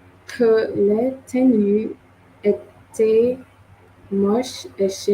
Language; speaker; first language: French; non-native, learner; English